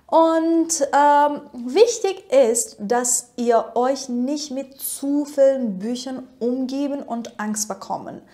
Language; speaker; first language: German; non-native, fluent; Persian